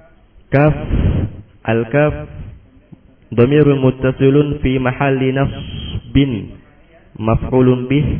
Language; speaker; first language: Arabic; non-native, learner; Indonesian